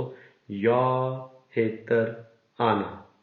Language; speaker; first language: Swedish; non-native, learner; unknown